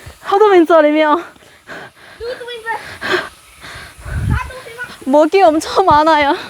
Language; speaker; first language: Chinese; native; Chinese